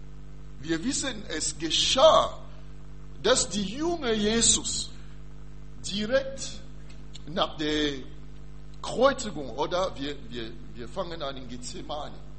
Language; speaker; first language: German; non-native, learner; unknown